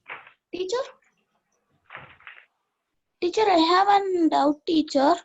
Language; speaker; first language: English; non-native, local second language; Sinhala